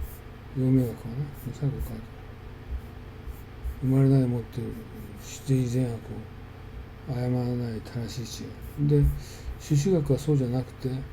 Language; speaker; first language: Japanese; native; Japanese